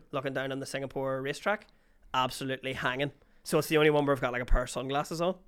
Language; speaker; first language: English; native; English